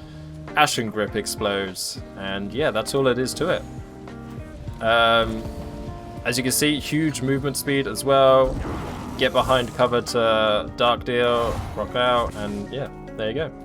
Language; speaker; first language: English; native; English